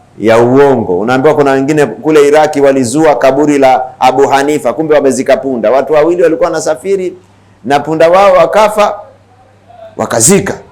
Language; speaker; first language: Swahili; native; Swahili